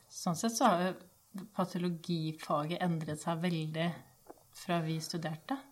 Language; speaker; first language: Norwegian; native; Norwegian